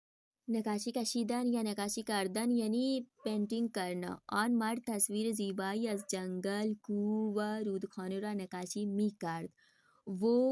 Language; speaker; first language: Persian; non-native, fluent; Urdu